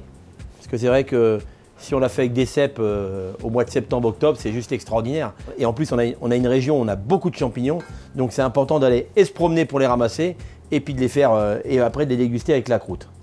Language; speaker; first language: French; native; French